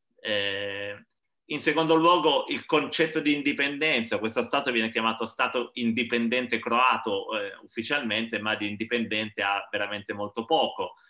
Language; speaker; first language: Italian; native; Italian